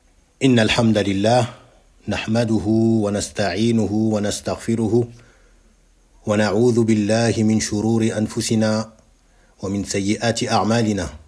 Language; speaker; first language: Arabic; non-native, fluent; French